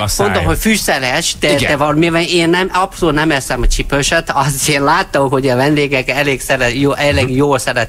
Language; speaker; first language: Hungarian; non-native, learner; Chinese